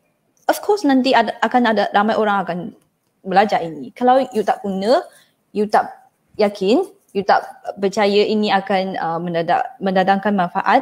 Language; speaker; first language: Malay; non-native, fluent; Chinese